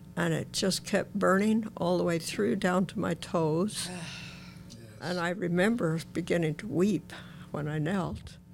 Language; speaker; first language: English; native; English